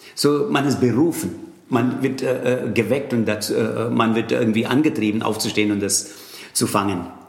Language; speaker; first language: German; non-native, fluent; Tamil